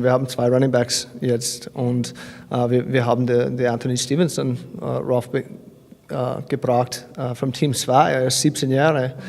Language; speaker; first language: German; non-native, fluent; English